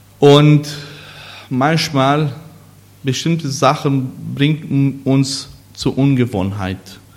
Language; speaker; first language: German; non-native, learner; Portuguese